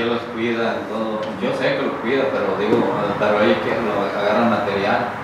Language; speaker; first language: Spanish; native; Spanish